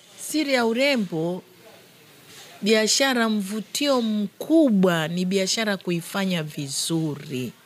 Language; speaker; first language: Swahili; native; Swahili